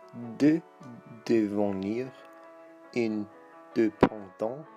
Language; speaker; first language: French; non-native, learner; Danish